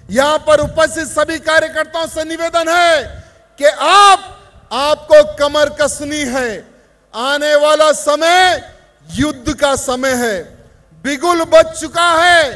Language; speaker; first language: Hindi; native; Hindi